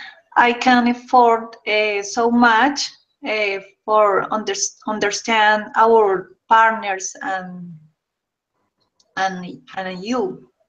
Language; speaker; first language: English; non-native, learner; Spanish